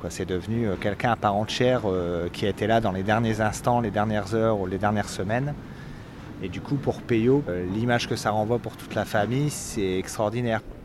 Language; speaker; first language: French; native; French